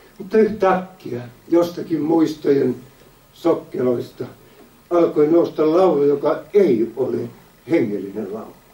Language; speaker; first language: Finnish; native; Finnish